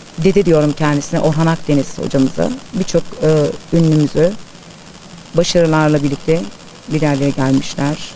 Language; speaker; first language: Turkish; early bilingual, heritage; Turkish